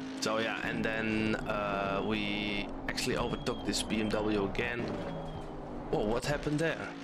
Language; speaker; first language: English; non-native, fluent; Dutch